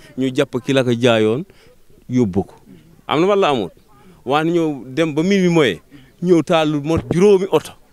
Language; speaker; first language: Wolof; non-native, local second language; Fula